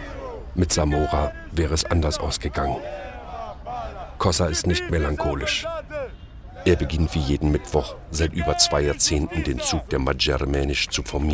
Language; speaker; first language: German; native; German